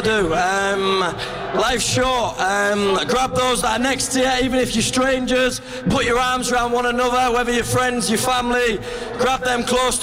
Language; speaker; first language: English; native; English